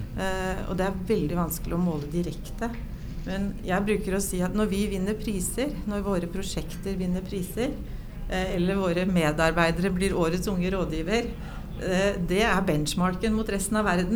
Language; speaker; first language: Norwegian; native; Norwegian